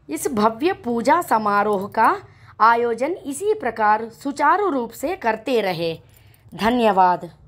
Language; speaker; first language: Hindi; non-native, local second language; Telugu